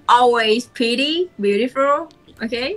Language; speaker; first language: English; non-native, learner; Thai